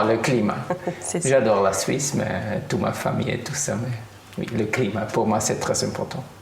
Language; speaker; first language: French; non-native, fluent; German